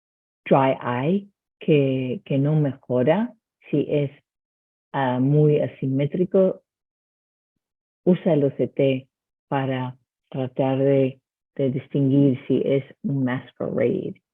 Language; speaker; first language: Spanish; early bilingual, heritage; Spanish